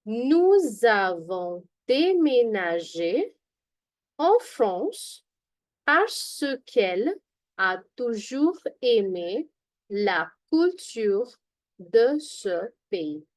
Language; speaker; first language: French; non-native, fluent; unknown